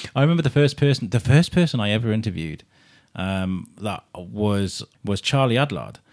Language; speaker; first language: English; native; English